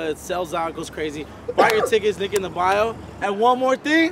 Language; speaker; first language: English; early bilingual, other home language; Spanish